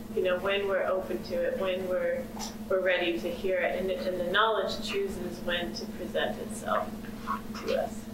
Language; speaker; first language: English; native; English